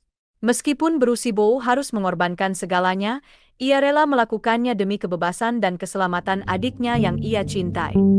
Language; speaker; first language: Indonesian; native; Indonesian